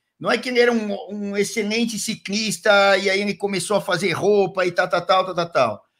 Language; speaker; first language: Portuguese; native; Portuguese